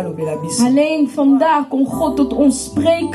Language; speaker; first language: Dutch; non-native, learner; Lingala